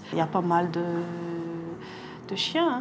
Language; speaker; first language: French; non-native, local second language; Malagasy